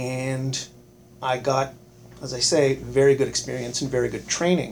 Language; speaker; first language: English; native; English